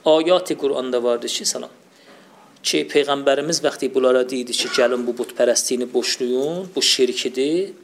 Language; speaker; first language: Persian; non-native, local second language; Azerbaijani